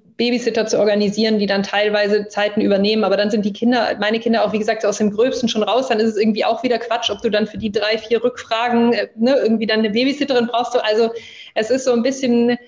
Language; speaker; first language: German; early bilingual, other home language; English